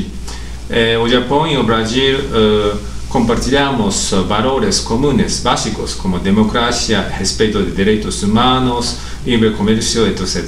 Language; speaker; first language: Portuguese; non-native, learner; Japanese